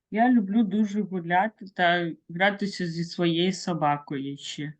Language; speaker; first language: Ukrainian; non-native, local second language; Russian